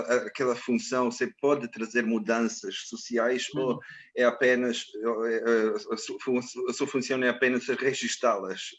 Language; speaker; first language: Portuguese; non-native, fluent; Croatian